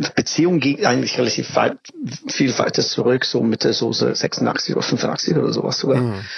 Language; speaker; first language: German; non-native, fluent; English